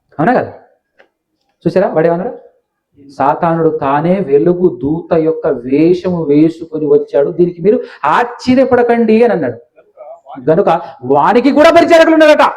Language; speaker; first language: Telugu; non-native, local second language; Lambadi